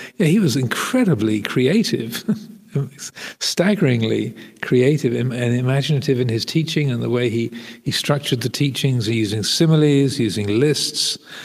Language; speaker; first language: English; native; English